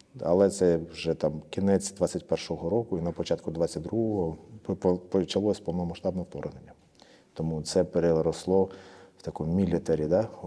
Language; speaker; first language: Ukrainian; native; Ukrainian